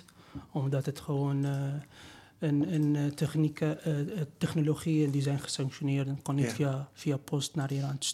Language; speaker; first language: Dutch; non-native, fluent; Persian